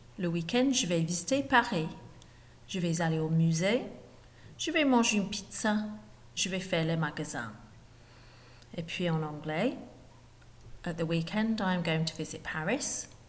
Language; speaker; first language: French; non-native, fluent; English